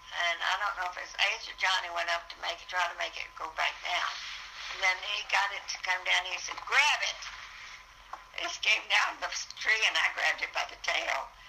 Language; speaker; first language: English; native; English